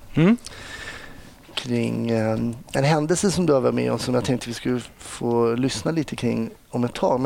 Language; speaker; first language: Swedish; native; Swedish